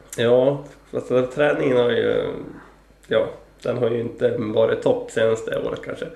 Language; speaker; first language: Swedish; early bilingual, other home language; Greek